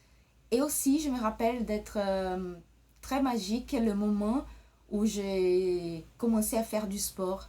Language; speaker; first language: French; early bilingual, other home language; Portuguese